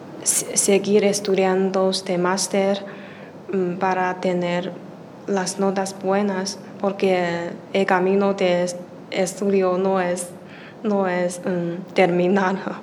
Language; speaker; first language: Spanish; non-native, learner; Chinese